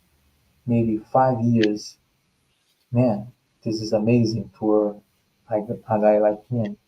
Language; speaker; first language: English; non-native, fluent; Portuguese